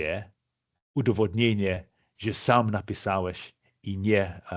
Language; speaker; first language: Polish; non-native, fluent; English